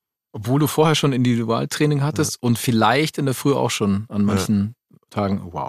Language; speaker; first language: German; native; German